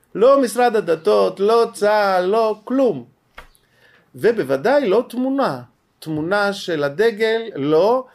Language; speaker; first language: Hebrew; non-native, fluent; Greek